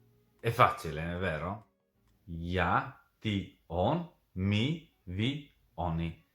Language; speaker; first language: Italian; non-native, fluent; Serbian